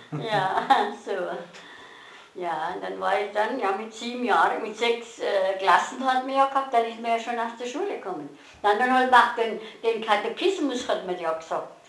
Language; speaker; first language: German; native; German